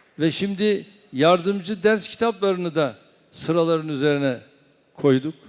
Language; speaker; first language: Turkish; native; Turkish